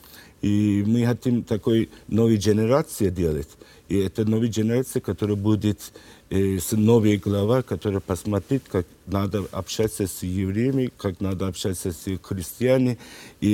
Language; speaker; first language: Russian; non-native, learner; Turkish